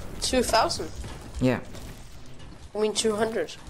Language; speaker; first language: English; non-native, fluent; Danish